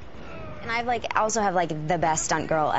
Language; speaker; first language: English; native; English